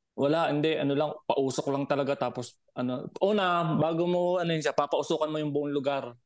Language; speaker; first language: Filipino; native; Filipino